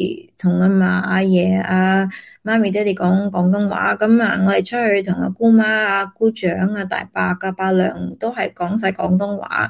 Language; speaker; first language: Cantonese; early bilingual, heritage; Cantonese